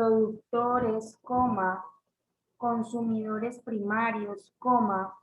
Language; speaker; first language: Spanish; native; Spanish